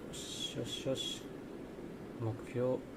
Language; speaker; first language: Japanese; non-native, learner; Chinese